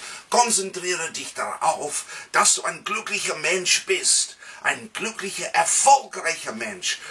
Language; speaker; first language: German; non-native, fluent; English